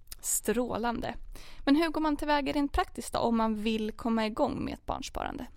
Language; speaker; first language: Swedish; native; Swedish